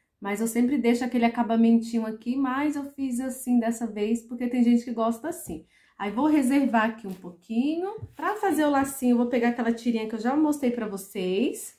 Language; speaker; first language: Portuguese; native; Portuguese